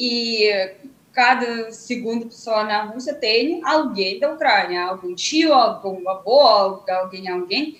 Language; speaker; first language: Portuguese; non-native, fluent; Russian